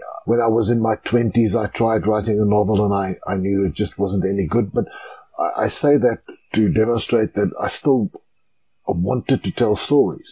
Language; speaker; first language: English; non-native, local second language; Afrikaans